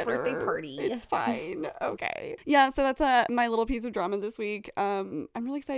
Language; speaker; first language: English; native; English